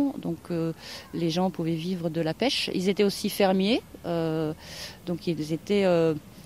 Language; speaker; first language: French; non-native, fluent; Norwegian